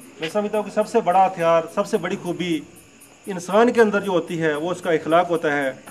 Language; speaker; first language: Urdu; non-native, local second language; Pahari-Potwari